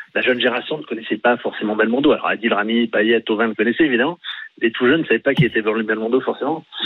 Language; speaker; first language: French; native; French